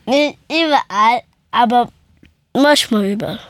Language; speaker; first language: German; early bilingual, other home language; Persian